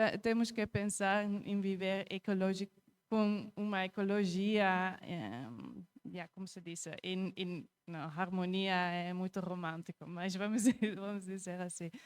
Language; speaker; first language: Portuguese; non-native, fluent; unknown